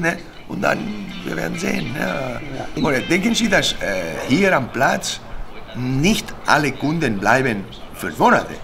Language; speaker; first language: German; non-native, fluent; Spanish